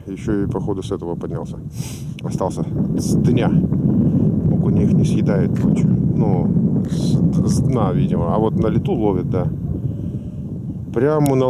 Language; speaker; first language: Russian; native; Russian